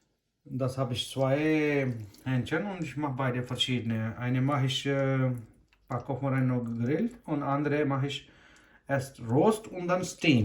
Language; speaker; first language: German; non-native, learner; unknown